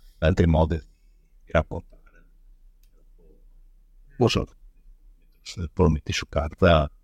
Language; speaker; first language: Italian; native; Italian